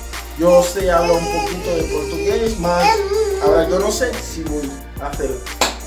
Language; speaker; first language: Spanish; non-native, learner; Haitian Creole